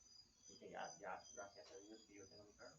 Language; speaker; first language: Spanish; non-native, fluent; English